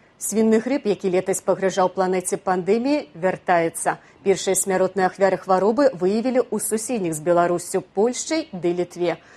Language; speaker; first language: Belarusian; native; Belarusian